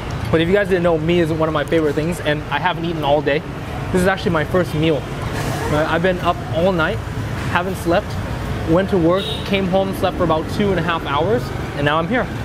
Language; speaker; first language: English; early bilingual, other home language; Vietnamese